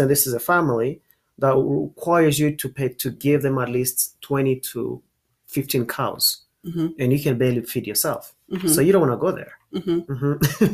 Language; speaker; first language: English; non-native, local second language; Kinyarwanda